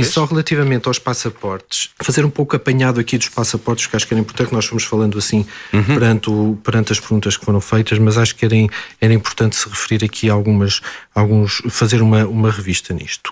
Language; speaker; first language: Portuguese; native; Portuguese